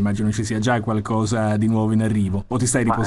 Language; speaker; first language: Italian; native; Italian